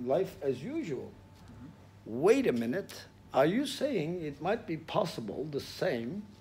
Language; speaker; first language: English; non-native, fluent; Turkish